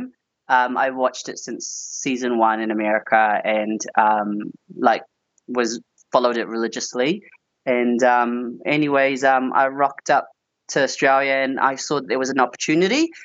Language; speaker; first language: English; native; English